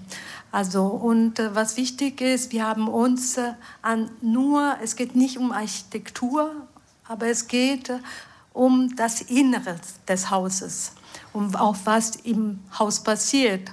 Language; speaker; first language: German; non-native, fluent; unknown